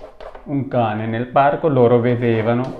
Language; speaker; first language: Italian; non-native, fluent; Urdu